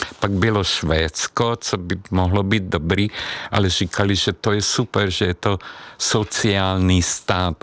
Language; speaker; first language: Czech; non-native, fluent; Hungarian